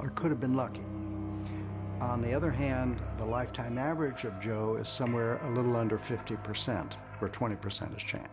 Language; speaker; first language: English; native; English